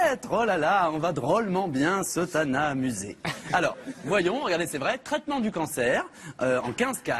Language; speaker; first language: French; native; French